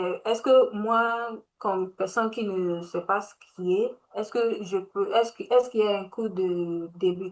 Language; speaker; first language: French; non-native, learner; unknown